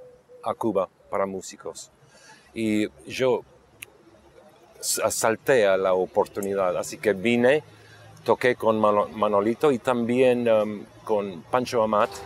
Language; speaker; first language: Spanish; non-native, local second language; English